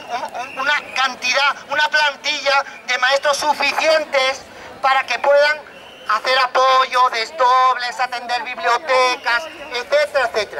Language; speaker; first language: Spanish; native; Spanish